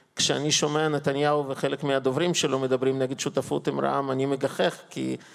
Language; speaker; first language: Hebrew; non-native, fluent; Russian